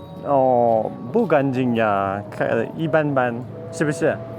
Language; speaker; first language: Chinese; non-native, learner; Mizo